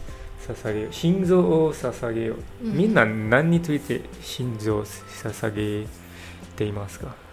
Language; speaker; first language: Japanese; non-native, learner; English